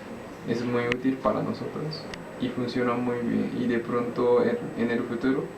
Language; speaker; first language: Spanish; non-native, learner; Japanese